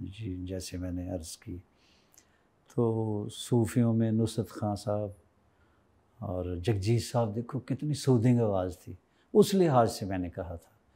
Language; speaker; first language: Hindi; native; Hindi